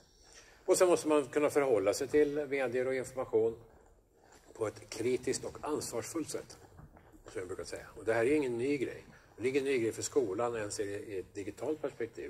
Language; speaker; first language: Swedish; native; Swedish